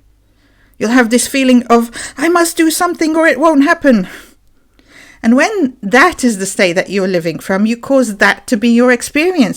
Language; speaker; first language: English; native; English